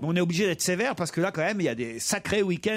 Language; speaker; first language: French; native; French